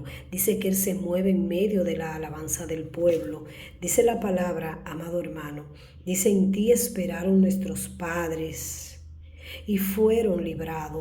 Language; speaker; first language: Spanish; native; Spanish